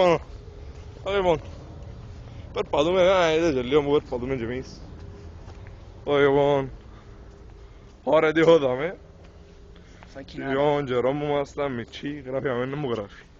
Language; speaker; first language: Greek; native; Greek